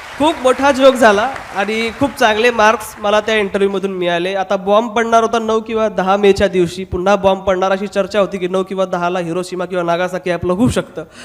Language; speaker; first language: Marathi; non-native, local second language; Hindi